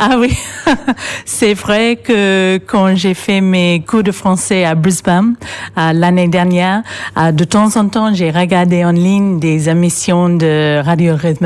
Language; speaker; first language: French; non-native, fluent; English